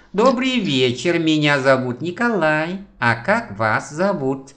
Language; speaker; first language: Russian; non-native, fluent; Vietnamese